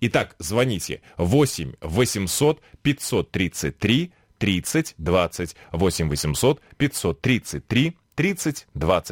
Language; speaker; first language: Russian; native; Russian